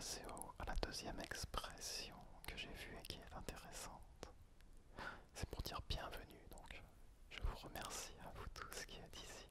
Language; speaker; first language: French; native; French